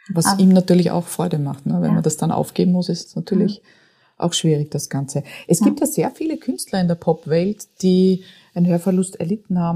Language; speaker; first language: German; native; German